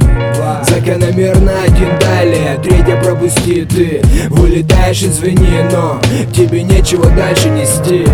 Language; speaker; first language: Russian; native; Russian